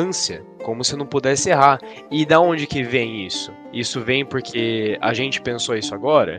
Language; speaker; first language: Portuguese; native; Portuguese